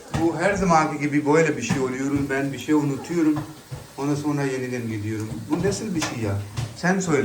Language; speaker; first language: Turkish; non-native, learner; Urdu